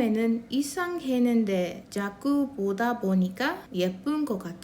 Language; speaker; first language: Korean; non-native, fluent; English